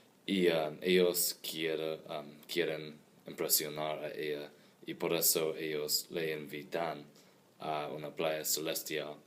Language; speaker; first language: Spanish; non-native, learner; English